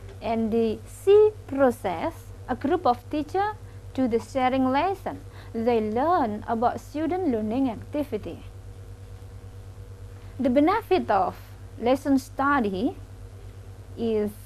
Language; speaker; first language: English; non-native, local second language; Indonesian